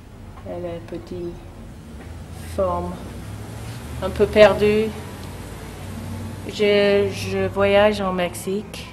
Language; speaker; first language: French; non-native, learner; English